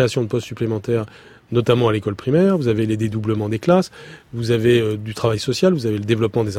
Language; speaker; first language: French; native; French